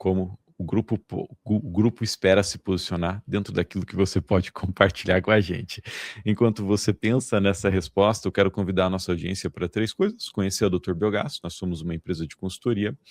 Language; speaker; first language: Portuguese; native; Portuguese